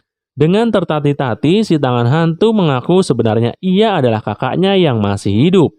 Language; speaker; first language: Indonesian; native; Indonesian